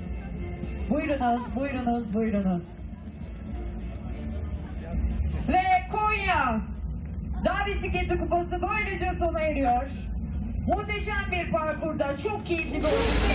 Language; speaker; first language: Turkish; native; Turkish